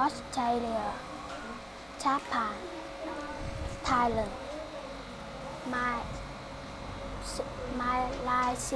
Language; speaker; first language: English; non-native, learner; Vietnamese